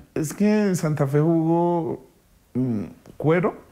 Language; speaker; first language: Spanish; native; Spanish